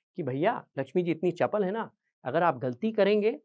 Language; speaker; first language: Hindi; native; Hindi